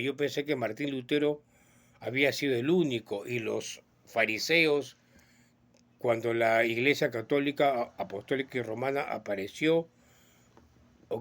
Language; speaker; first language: Spanish; native; Spanish